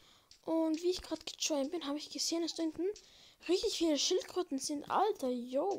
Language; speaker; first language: German; native; German